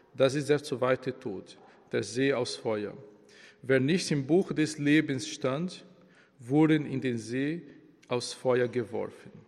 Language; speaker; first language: German; non-native, fluent; Portuguese